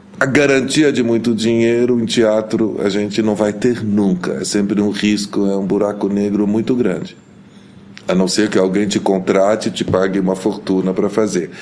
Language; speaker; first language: Portuguese; early bilingual, heritage; Portuguese